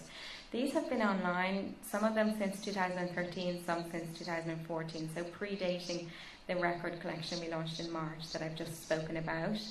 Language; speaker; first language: English; native; English